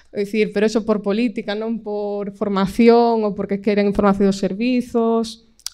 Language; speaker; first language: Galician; non-native, local second language; Spanish